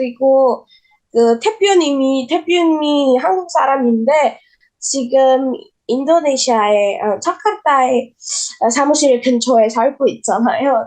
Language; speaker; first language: Korean; non-native, learner; Indonesian